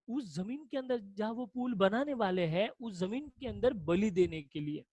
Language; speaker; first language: Hindi; non-native, local second language; Marathi